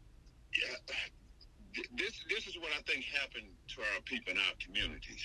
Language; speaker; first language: English; native; English